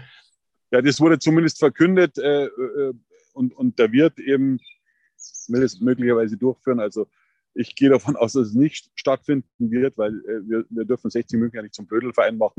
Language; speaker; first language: German; native; German